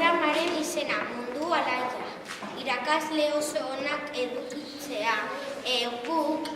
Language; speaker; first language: Basque; non-native, local second language; Spanish